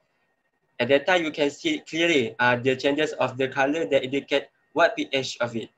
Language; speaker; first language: English; non-native, local second language; Malay